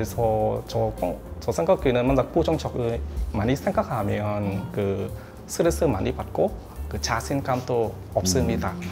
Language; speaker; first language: Korean; non-native, learner; Vietnamese